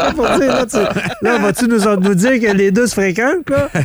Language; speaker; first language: French; native; French